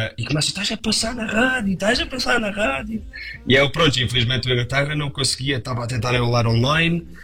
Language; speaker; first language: Portuguese; early bilingual, heritage; Portuguese